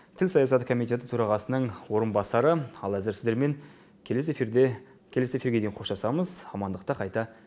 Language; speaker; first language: Kazakh; native; Kazakh